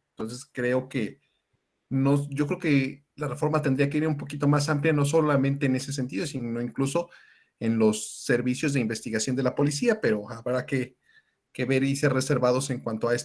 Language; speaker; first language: Spanish; native; Spanish